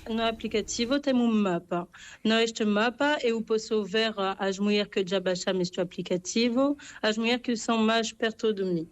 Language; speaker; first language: Portuguese; non-native, fluent; French